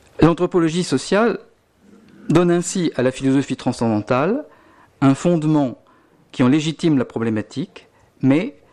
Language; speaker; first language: French; native; French